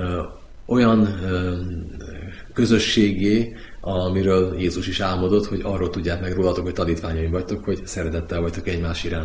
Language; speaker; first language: Hungarian; native; Hungarian